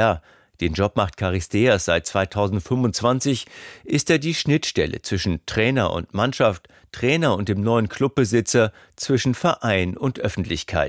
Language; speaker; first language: German; native; German